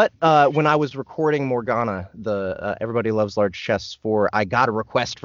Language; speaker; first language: English; native; English